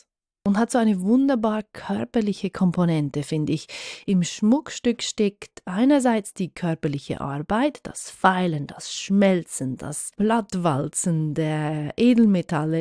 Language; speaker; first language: German; native; German